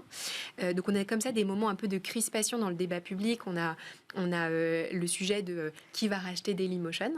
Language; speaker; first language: French; native; French